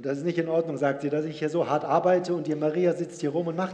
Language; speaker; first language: German; native; German